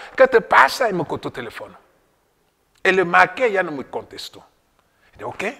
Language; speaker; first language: Spanish; non-native, fluent; French